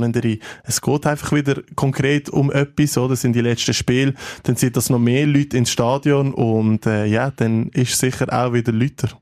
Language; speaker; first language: German; native; German